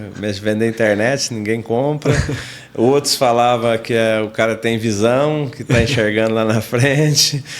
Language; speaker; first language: Portuguese; native; Portuguese